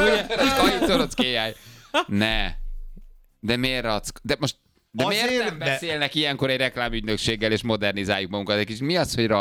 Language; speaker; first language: Hungarian; native; Hungarian